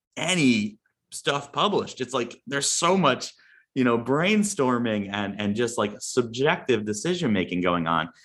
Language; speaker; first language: English; native; English